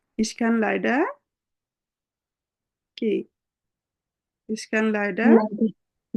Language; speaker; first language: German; non-native, fluent; Bangla